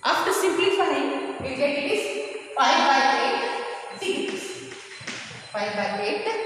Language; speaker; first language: English; non-native, local second language; Kannada